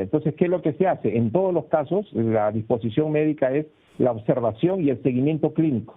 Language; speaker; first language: Spanish; native; Spanish